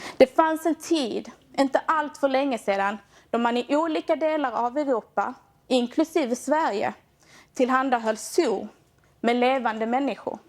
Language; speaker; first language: Swedish; native; Swedish